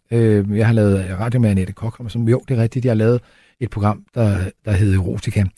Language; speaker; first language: Danish; native; Danish